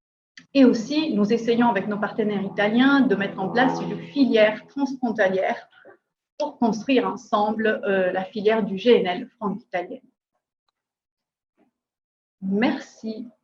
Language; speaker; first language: French; native; French